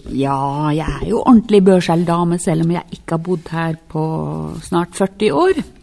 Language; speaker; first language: Norwegian; non-native, local second language; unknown